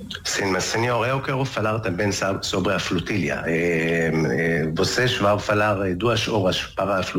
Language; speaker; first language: Portuguese; non-native, learner; Hebrew